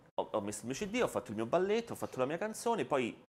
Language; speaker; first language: Italian; native; Italian